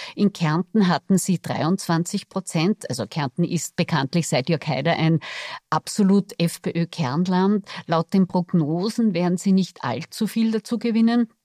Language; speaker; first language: German; native; German